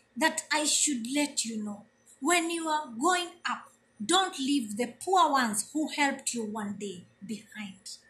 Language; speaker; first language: English; non-native, local second language; Swahili